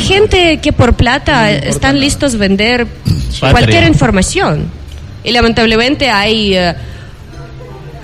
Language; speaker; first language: Spanish; non-native, fluent; Ukrainian